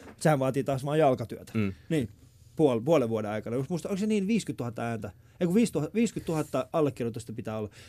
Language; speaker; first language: Finnish; early bilingual, other home language; Persian